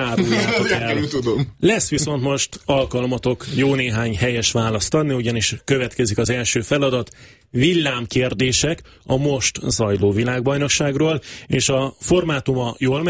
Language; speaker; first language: Hungarian; native; Hungarian